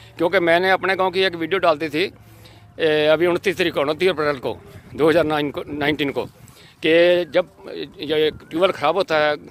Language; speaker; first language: Hindi; native; Hindi